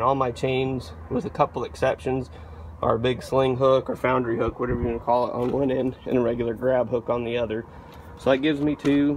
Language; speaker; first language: English; native; English